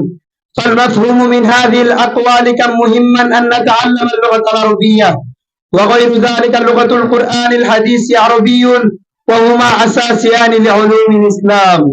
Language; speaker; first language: Arabic; non-native, learner; Bangla